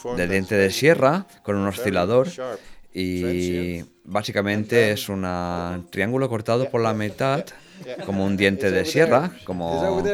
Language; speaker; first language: Spanish; non-native, fluent; Dutch